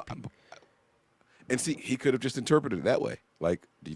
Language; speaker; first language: English; native; English